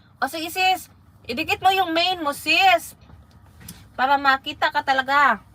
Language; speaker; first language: Filipino; non-native, local second language; Waray